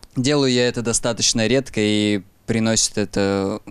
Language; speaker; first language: Russian; native; Russian